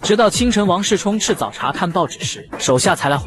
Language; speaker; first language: Chinese; native; Chinese